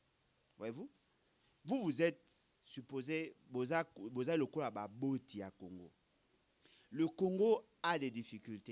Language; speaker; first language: French; non-native, local second language; Lingala